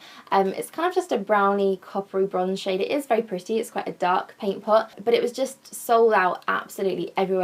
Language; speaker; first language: English; native; English